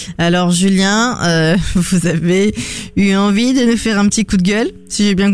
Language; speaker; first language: French; native; French